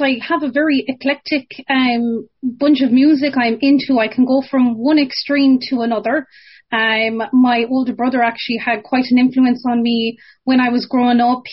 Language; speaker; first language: English; native; English